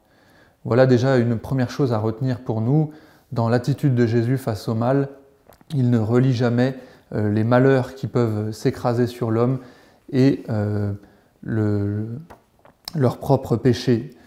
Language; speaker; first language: French; native; French